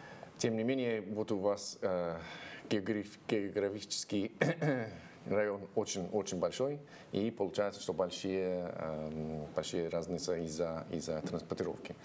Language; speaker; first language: Russian; non-native, fluent; English